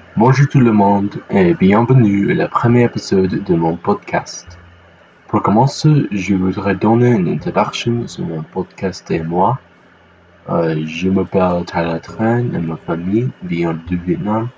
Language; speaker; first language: French; non-native, learner; English